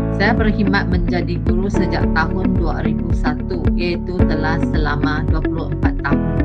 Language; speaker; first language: Malay; non-native, local second language; Chinese